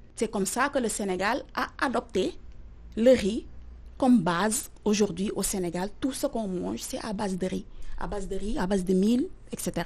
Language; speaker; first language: French; non-native, local second language; Wolof